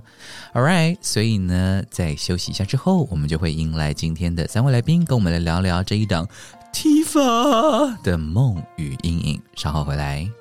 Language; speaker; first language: Chinese; native; Chinese